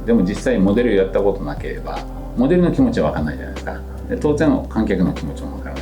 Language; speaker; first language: Japanese; native; Japanese